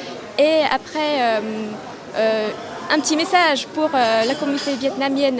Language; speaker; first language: French; non-native, fluent; Vietnamese